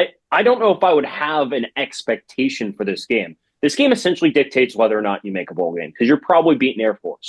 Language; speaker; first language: English; native; English